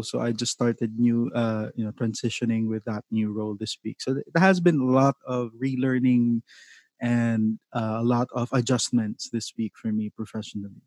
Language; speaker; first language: English; non-native, local second language; Cebuano